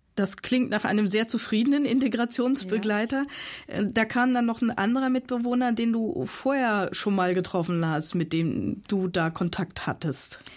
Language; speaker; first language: German; native; German